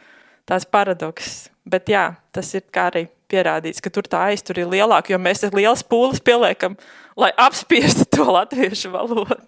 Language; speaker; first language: Latvian; native; Latvian